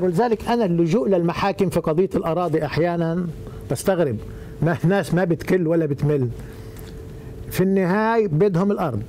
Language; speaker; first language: Arabic; native; Arabic